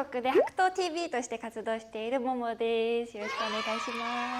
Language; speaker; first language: Japanese; native; Japanese